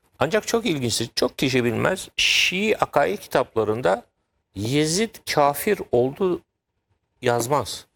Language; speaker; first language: Turkish; native; Turkish